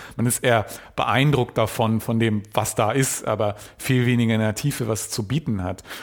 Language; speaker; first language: German; native; German